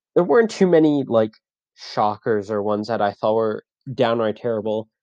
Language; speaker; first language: English; native; English